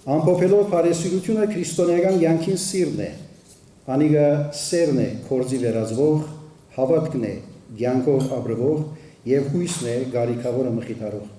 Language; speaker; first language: Armenian; early bilingual, heritage; Armenian